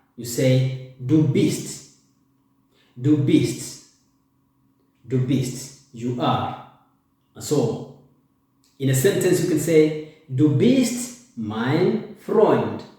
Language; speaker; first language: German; non-native, fluent; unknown